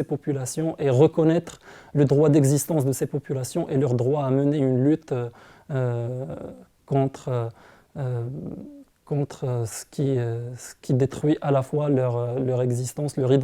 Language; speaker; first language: French; non-native, local second language; Arabic